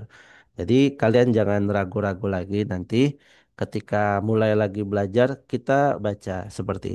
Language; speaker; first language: Indonesian; non-native, fluent; Banjar